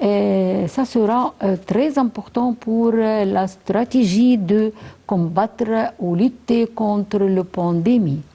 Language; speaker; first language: French; non-native, fluent; Arabic